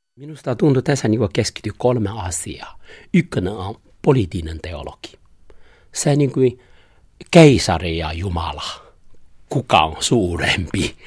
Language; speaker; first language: Finnish; non-native, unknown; Chinese